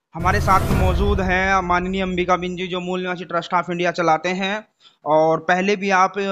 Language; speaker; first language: Hindi; native; Hindi